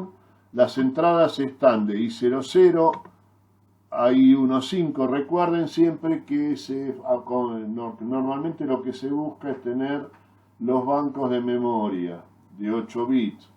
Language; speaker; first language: Spanish; native; Spanish